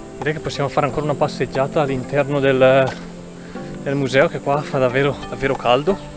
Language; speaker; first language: Italian; native; Italian